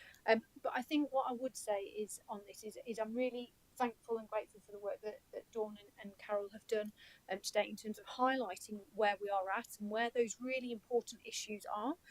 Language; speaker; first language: English; native; English